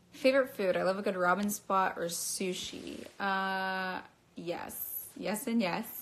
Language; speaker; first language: English; native; English